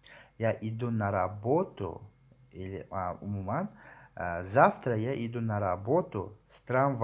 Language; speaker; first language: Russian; non-native, learner; Tajik